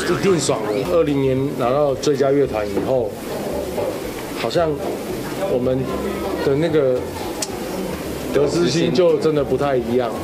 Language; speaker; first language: Chinese; native; Chinese